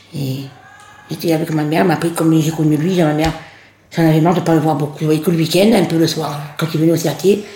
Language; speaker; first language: French; native; French